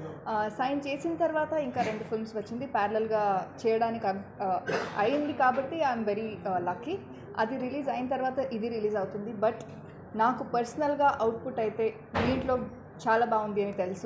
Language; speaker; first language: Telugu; non-native, learner; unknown